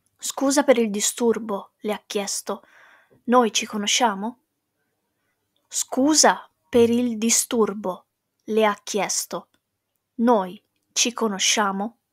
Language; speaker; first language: Italian; non-native, fluent; English